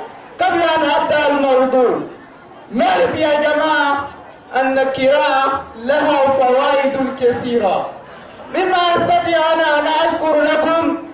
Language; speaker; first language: Arabic; non-native, learner; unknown